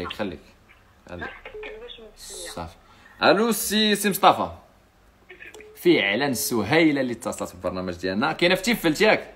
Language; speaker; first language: Arabic; native; Arabic